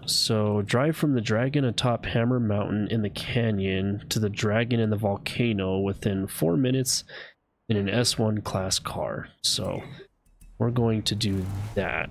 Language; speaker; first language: English; native; English